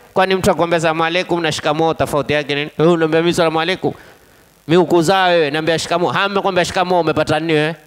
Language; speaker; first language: Swahili; native; Swahili